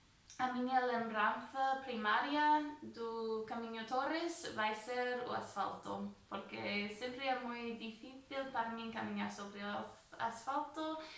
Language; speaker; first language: Portuguese; non-native, fluent; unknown